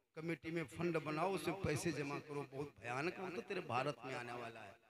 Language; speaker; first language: Hindi; native; Hindi